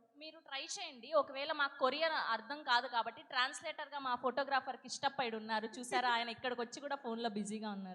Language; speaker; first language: Telugu; native; Telugu